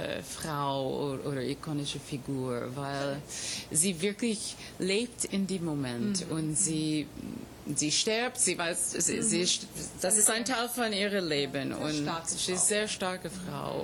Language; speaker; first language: German; non-native, fluent; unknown